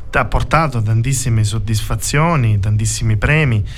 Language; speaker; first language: Italian; non-native, fluent; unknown